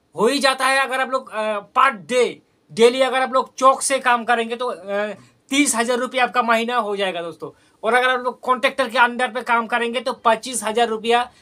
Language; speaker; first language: Hindi; non-native, local second language; Bangla